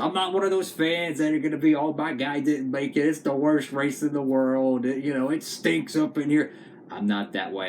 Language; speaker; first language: English; native; English